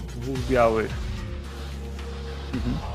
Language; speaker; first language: Polish; native; Polish